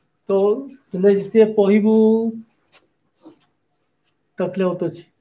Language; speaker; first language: Czech; non-native, learner; Korean